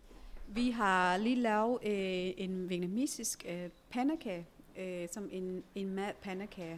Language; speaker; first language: Danish; non-native, fluent; Vietnamese